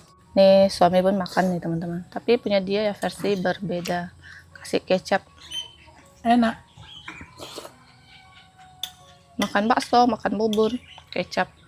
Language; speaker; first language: Indonesian; native; Indonesian